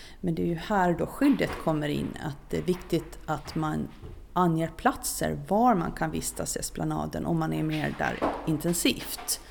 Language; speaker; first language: Swedish; native; Swedish